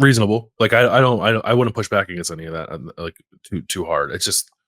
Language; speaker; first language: English; native; English